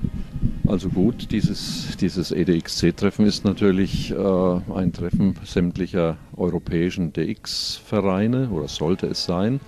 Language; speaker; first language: German; native; German